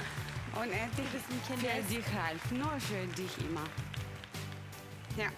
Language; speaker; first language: German; non-native, learner; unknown